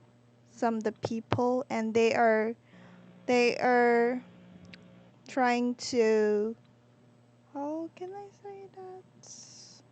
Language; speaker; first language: English; non-native, learner; Korean